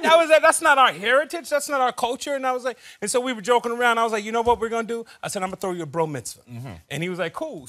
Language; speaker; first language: English; native; English